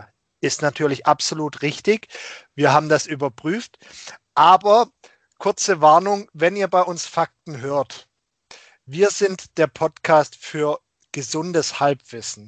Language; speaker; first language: German; native; German